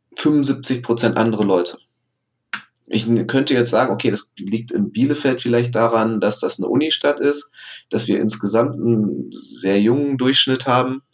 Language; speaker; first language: German; native; German